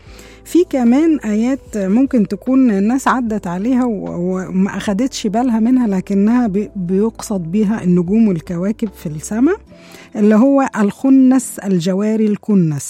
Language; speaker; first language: Arabic; native; Arabic